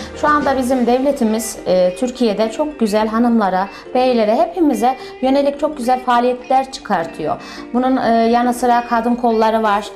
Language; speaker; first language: Turkish; early bilingual, heritage; Turkish